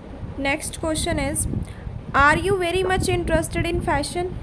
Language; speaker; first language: English; non-native, local second language; Punjabi